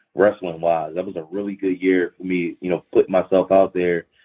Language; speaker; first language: English; native; English